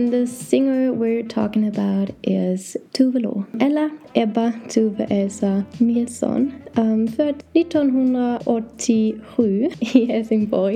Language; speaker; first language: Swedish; non-native, learner; English